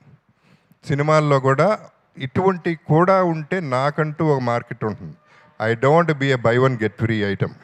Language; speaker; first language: Telugu; native; Telugu